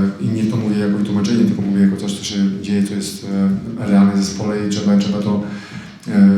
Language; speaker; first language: Polish; non-native, fluent; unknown